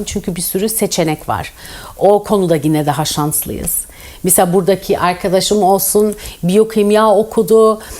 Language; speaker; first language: Turkish; early bilingual, heritage; Turkish